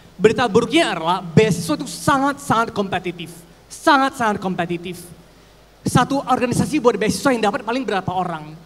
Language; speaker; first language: Indonesian; native; Indonesian